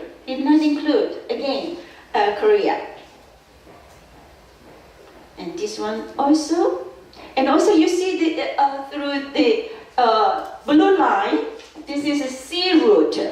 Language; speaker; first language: English; non-native, fluent; Korean